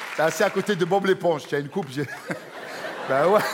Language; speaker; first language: French; native; French